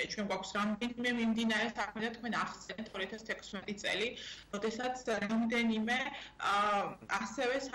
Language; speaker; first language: Georgian; native; Georgian